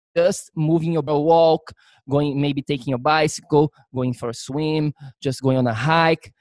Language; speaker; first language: English; non-native, fluent; Portuguese